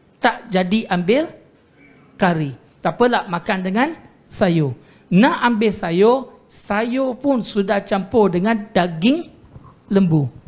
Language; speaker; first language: Malay; non-native, local second language; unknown